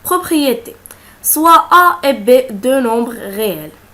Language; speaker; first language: French; non-native, local second language; Arabic